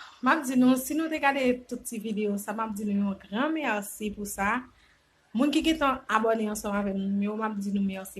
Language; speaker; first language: French; non-native, learner; Haitian Creole